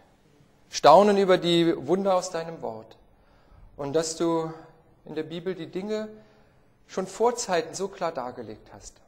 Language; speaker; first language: German; native; German